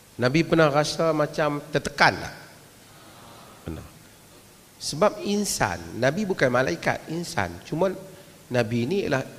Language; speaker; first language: Malay; native; Malay